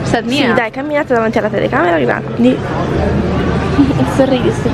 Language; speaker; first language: Italian; early bilingual, other home language; Albanian